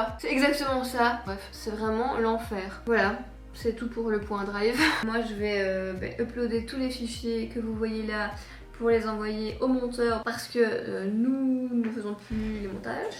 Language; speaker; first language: French; native; French